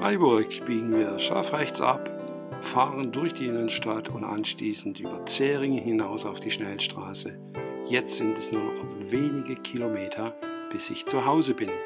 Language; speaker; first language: German; native; German